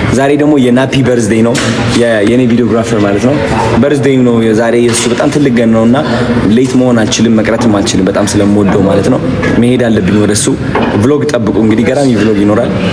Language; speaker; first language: Amharic; native; Amharic